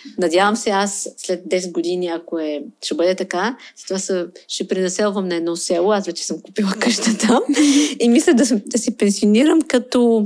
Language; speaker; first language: Bulgarian; non-native, fluent; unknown